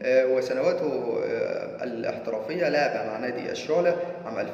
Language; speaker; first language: Arabic; native; Arabic